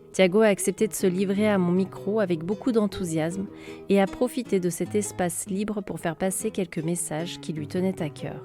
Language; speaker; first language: French; native; French